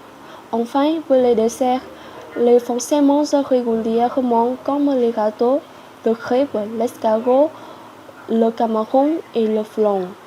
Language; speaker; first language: French; non-native, learner; Vietnamese